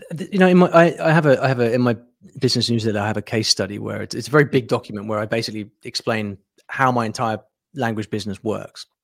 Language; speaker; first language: English; native; English